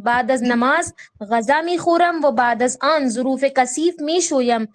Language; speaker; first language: Persian; non-native, learner; Urdu